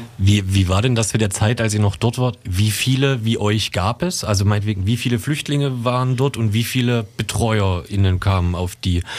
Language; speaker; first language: German; native; German